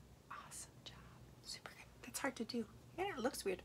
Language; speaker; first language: English; native; English